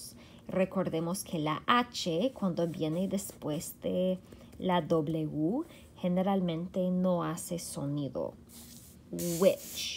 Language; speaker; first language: Spanish; non-native, fluent; English